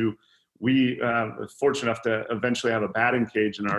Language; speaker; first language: English; native; English